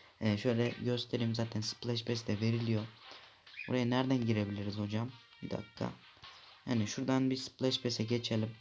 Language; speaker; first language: Turkish; native; Turkish